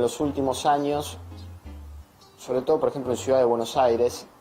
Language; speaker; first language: Spanish; native; Spanish